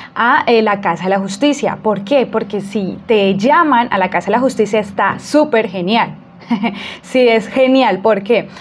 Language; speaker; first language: Spanish; native; Spanish